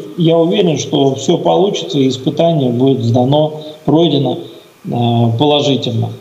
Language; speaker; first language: Russian; native; Russian